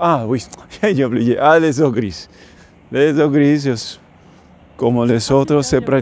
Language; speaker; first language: French; non-native, learner; English